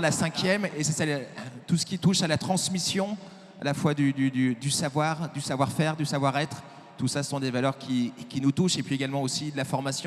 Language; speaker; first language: French; native; French